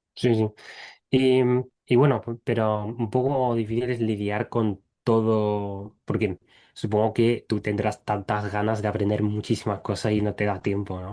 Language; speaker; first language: Spanish; non-native, fluent; English